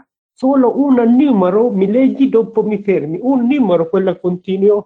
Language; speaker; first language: Italian; non-native, learner; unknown